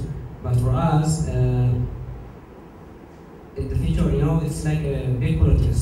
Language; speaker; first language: English; non-native, learner; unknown